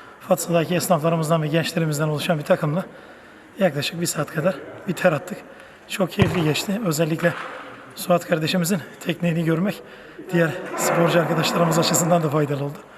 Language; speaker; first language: Turkish; native; Turkish